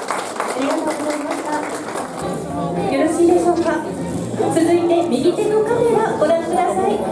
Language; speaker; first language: Japanese; native; Japanese